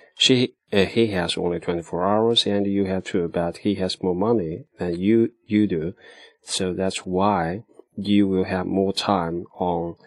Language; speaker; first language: English; non-native, fluent; Chinese